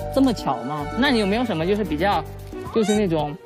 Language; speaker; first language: Chinese; native; Chinese